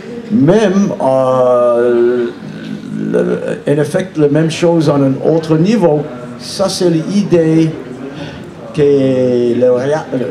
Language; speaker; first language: French; non-native, learner; English